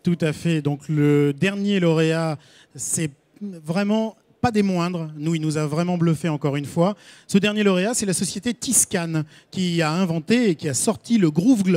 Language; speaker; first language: French; native; French